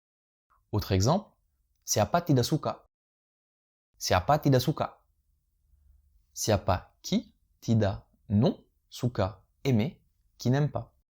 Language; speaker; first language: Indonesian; non-native, fluent; French